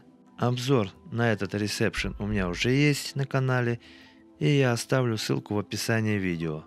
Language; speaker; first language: Russian; native; Russian